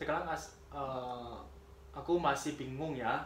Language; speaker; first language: Indonesian; non-native, learner; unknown